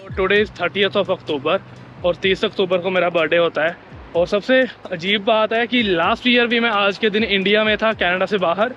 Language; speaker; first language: Hindi; native; Hindi